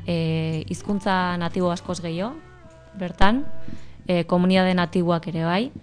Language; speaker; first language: Basque; native; Basque